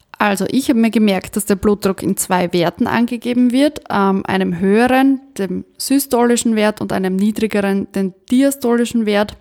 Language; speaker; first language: German; native; German